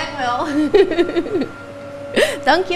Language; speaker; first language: Dutch; native; Dutch